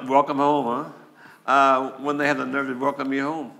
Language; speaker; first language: English; native; English